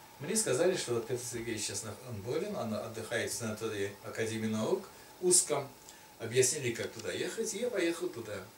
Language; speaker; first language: Russian; non-native, local second language; Tatar